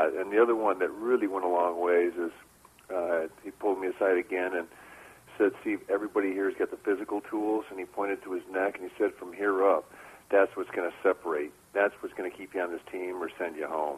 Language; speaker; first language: English; native; English